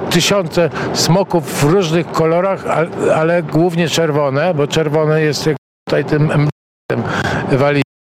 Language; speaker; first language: Polish; native; Polish